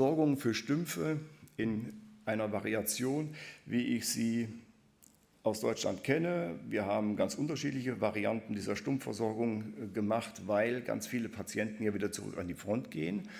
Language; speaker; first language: German; native; German